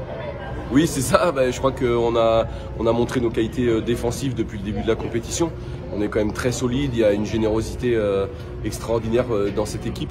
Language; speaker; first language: French; native; French